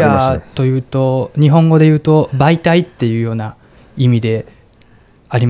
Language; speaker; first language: Japanese; native; Japanese